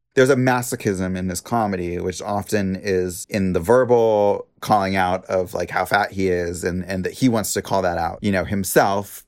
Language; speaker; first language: English; native; English